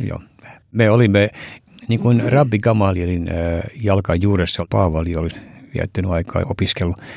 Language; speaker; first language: Finnish; early bilingual, heritage; Finnish